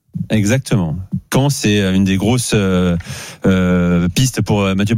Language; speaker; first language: French; native; French